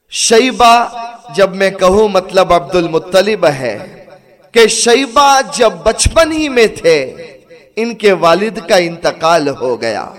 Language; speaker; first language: Urdu; early bilingual, heritage; Urdu